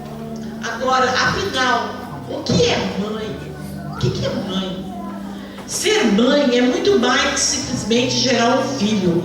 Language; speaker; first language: Portuguese; native; Portuguese